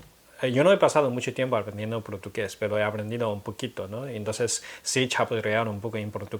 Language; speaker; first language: Spanish; non-native, fluent; Chinese